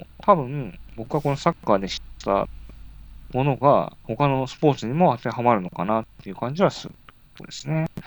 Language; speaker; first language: Japanese; native; Japanese